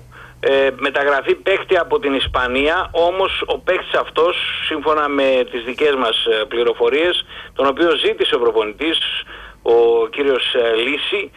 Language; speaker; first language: Greek; native; Greek